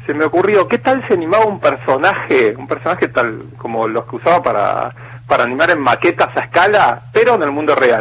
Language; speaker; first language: Spanish; native; Spanish